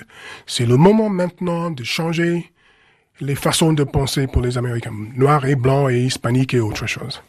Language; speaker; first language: French; non-native, fluent; English